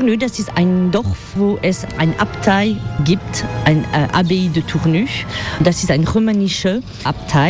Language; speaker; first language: German; non-native, fluent; French